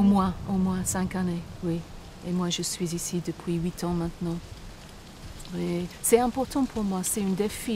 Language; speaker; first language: French; non-native, fluent; English